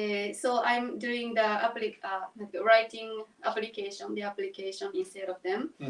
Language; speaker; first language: English; non-native, learner; Japanese